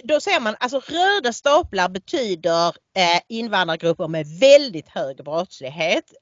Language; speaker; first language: Swedish; native; Swedish